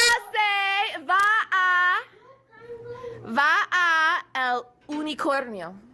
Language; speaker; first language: Spanish; non-native, fluent; English